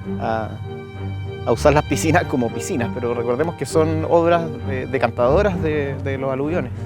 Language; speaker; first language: Spanish; native; Spanish